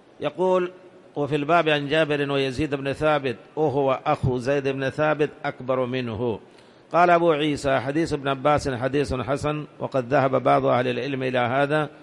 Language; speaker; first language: Arabic; non-native, fluent; Urdu